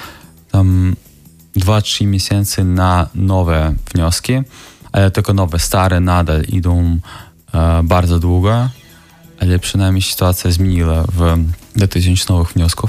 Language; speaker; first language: Polish; non-native, fluent; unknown